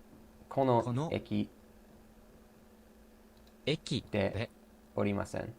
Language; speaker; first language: Japanese; non-native, learner; English